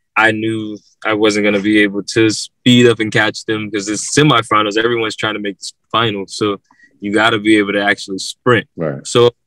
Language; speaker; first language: English; native; English